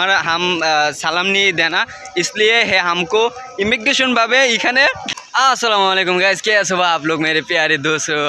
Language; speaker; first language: Hindi; non-native, learner; Bangla